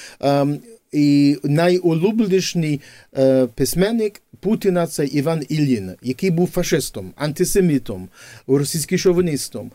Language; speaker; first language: Ukrainian; early bilingual, heritage; English